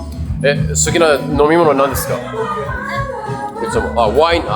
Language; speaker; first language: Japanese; non-native, learner; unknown